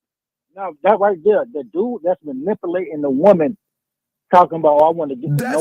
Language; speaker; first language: English; native; English